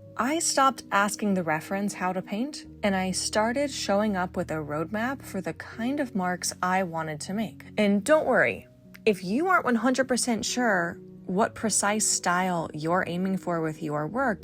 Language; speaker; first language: English; native; English